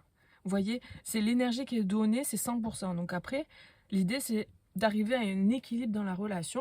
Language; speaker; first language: French; native; French